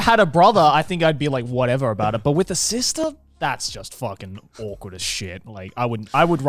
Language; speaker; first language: English; native; English